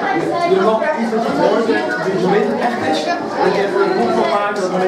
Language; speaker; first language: Dutch; native; Dutch